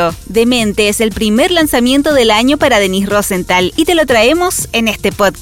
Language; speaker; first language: Spanish; native; Spanish